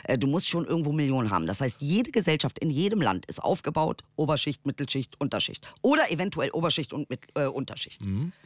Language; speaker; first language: German; early bilingual, other home language; Turkish